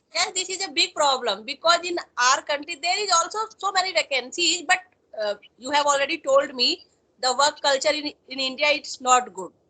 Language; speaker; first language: English; non-native, local second language; Hindi